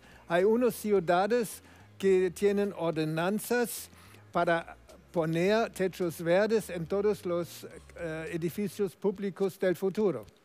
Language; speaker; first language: Spanish; non-native, fluent; German